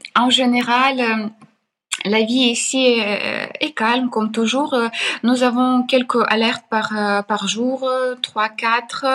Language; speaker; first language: French; non-native, fluent; Ukrainian